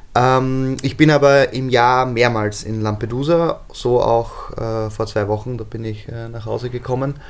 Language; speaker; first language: German; native; German